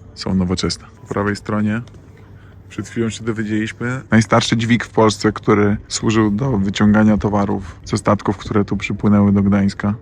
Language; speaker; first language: Polish; native; Polish